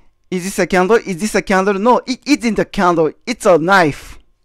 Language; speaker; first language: English; non-native, learner; Japanese